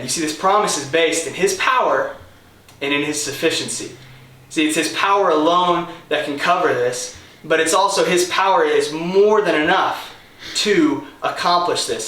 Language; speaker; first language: English; native; English